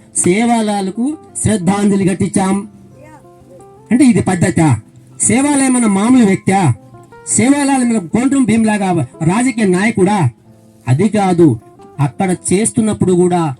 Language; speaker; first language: Telugu; non-native, local second language; Lambadi